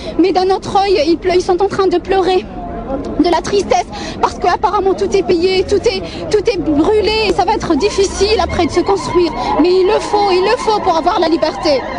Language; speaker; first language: French; non-native, local second language; Arabic